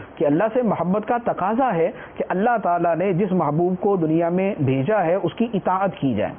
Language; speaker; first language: Urdu; native; Urdu